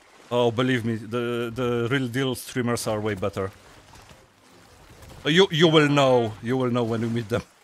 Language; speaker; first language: English; non-native, fluent; Polish